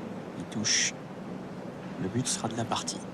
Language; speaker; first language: French; native; French